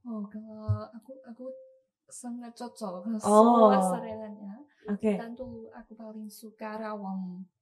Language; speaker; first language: Indonesian; non-native, learner; Chinese